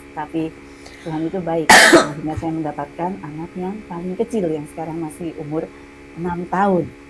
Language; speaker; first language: Indonesian; native; Indonesian